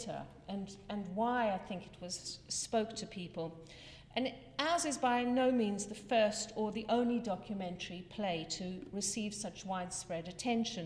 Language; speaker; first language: English; native; English